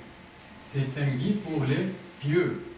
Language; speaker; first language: French; non-native, fluent; Arabic